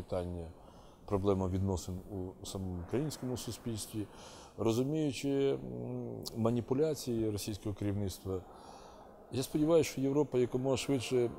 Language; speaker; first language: Ukrainian; native; Ukrainian